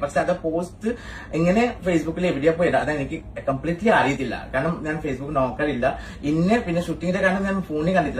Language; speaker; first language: Malayalam; non-native, fluent; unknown